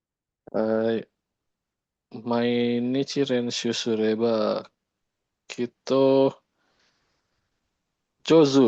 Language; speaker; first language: Japanese; non-native, learner; Indonesian